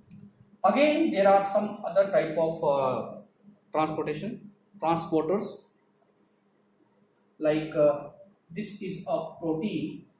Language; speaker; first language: English; non-native, local second language; Hindi